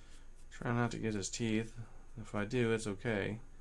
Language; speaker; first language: English; native; English